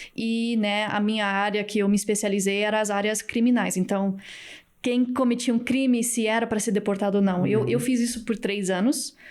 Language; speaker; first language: Portuguese; early bilingual, heritage; Portuguese